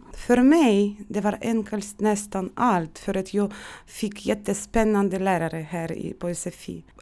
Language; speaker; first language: Swedish; non-native, fluent; Russian